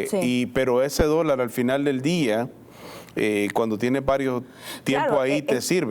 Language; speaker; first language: Spanish; native; Spanish